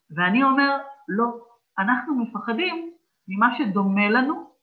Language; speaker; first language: Hebrew; native; Hebrew